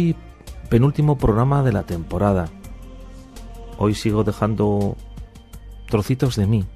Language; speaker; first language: Spanish; native; Spanish